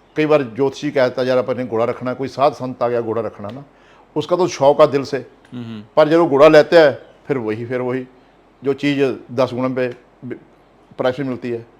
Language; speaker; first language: Hindi; non-native, local second language; Punjabi